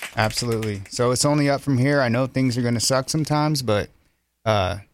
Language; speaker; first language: English; native; English